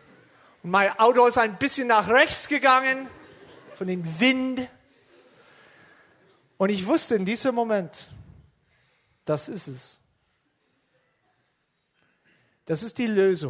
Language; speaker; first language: German; non-native, fluent; English